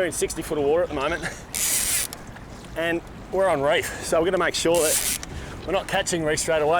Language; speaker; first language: English; native; English